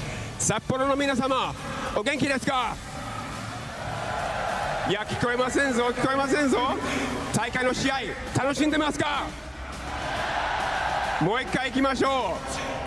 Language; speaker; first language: Japanese; native; Japanese